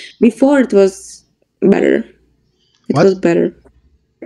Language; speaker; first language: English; non-native, fluent; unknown